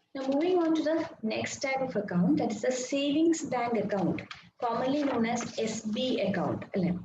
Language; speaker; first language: English; non-native, local second language; Malayalam